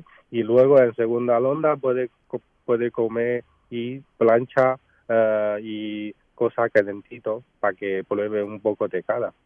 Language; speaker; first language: Spanish; non-native, learner; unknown